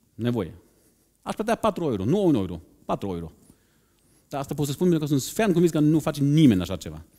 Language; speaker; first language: Romanian; non-native, fluent; German